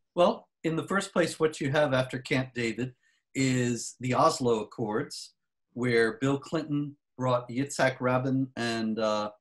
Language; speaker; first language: English; native; English